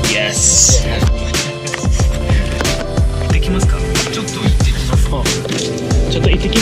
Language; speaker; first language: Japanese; non-native, learner; English